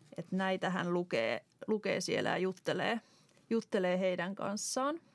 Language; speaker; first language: Finnish; native; Finnish